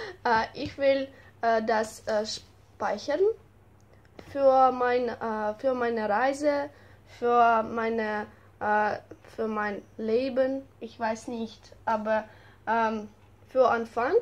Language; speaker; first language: German; non-native, learner; Russian